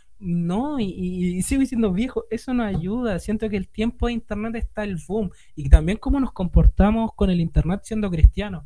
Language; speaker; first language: Spanish; native; Spanish